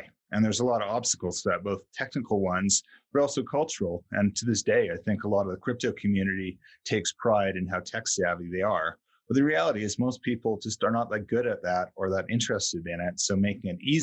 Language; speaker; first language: English; native; English